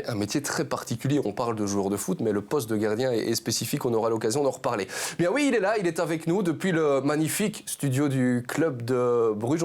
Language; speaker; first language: French; native; French